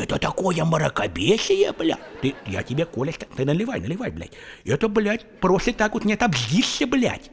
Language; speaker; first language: Russian; native; Russian